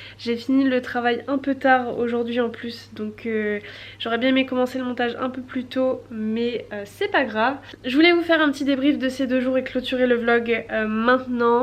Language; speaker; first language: French; native; French